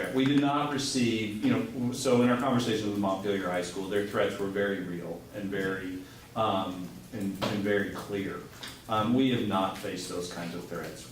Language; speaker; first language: English; native; English